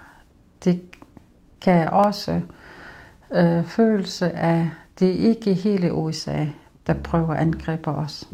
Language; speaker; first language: Danish; non-native, local second language; Kalaallisut